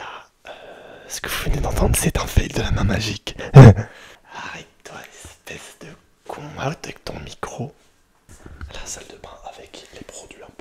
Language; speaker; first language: French; native; French